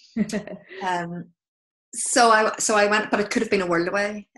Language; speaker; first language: English; native; English